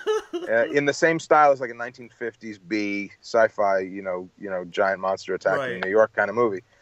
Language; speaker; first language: English; native; English